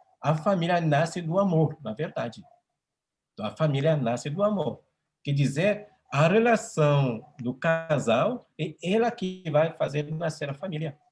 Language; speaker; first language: Portuguese; non-native, fluent; French